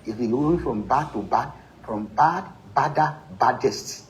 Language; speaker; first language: English; non-native, local second language; Yoruba